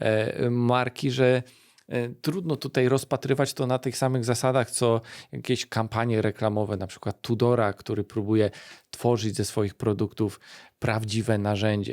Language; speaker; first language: Polish; native; Polish